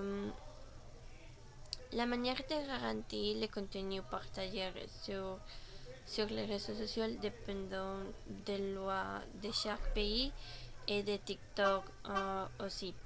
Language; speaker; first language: French; non-native, learner; Spanish